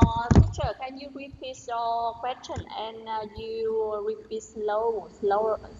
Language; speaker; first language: English; non-native, learner; Vietnamese